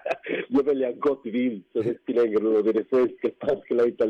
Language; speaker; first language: Swedish; non-native, fluent; Spanish